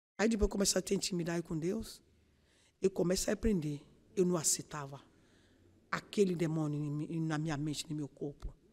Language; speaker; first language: Portuguese; non-native, learner; Yoruba